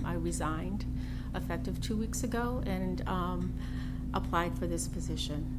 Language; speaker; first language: English; native; English